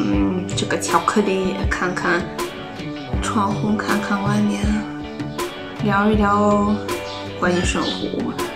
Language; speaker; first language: Chinese; non-native, fluent; Russian